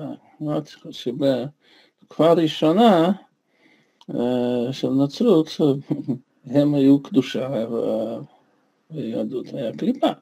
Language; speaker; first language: Hebrew; non-native, fluent; Russian